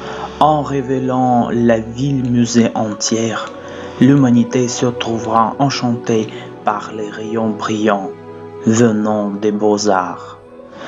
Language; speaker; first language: French; non-native, fluent; Russian